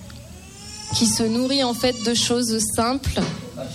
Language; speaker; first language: French; native; French